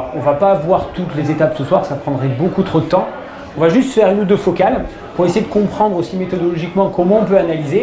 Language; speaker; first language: French; native; French